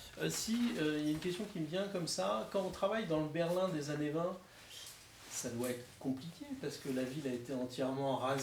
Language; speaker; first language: French; native; French